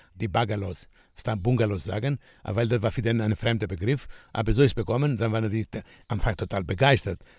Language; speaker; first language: German; non-native, fluent; Greek